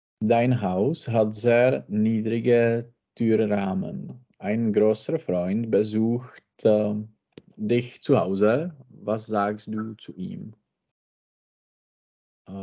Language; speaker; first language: German; non-native, learner; Czech